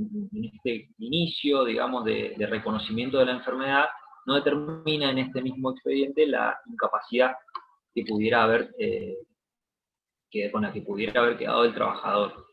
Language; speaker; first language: Spanish; native; Spanish